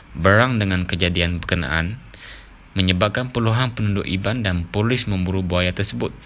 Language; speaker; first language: Malay; non-native, local second language; Iban